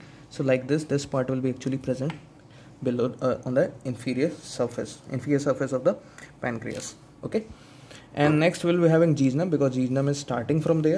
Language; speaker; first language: English; non-native, local second language; Hindi